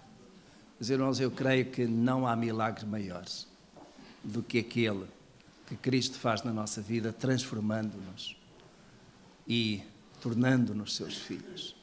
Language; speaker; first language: Portuguese; native; Portuguese